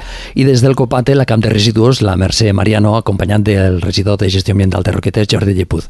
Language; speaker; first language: Catalan; native; Catalan